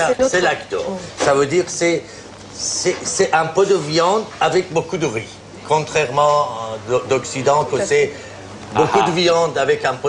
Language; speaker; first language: French; non-native, fluent; Persian